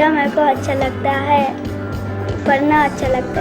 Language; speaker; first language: Hindi; early bilingual, other home language; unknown